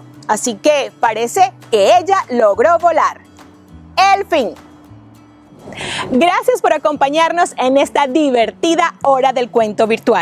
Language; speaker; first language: Spanish; native; Spanish